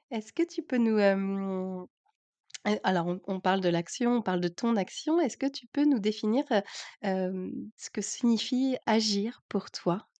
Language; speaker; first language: French; native; French